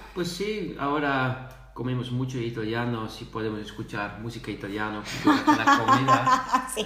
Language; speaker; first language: Spanish; non-native, fluent; Dutch